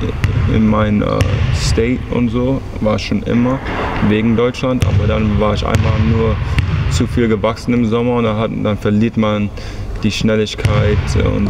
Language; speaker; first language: German; early bilingual, heritage; English